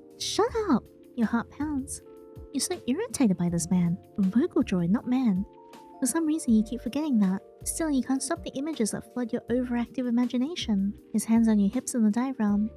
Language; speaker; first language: English; native; English